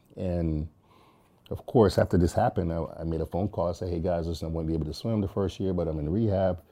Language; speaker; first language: English; early bilingual, other home language; Jamaican Creole English